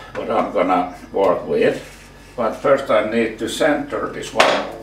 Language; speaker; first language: English; non-native, fluent; Finnish